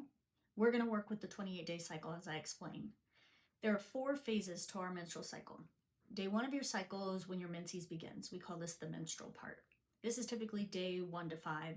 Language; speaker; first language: English; native; English